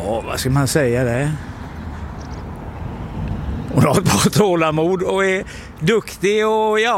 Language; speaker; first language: Swedish; native; Swedish